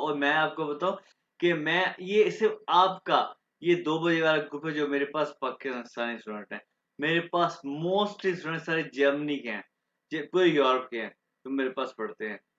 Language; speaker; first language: Urdu; non-native, local second language; Punjabi